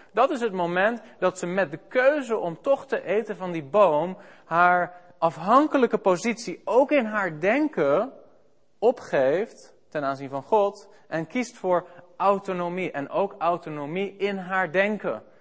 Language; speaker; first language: Dutch; native; Dutch